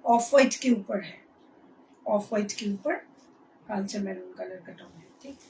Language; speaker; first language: Hindi; non-native, local second language; Bangla